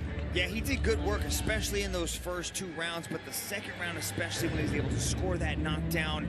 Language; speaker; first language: English; native; English